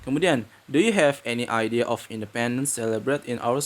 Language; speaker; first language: English; non-native, fluent; Indonesian